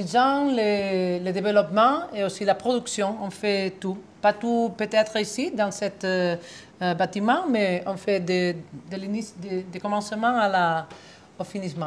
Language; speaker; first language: French; non-native, fluent; Spanish